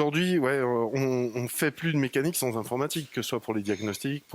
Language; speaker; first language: French; native; French